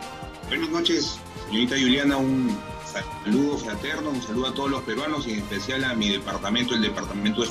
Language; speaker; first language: Spanish; native; Spanish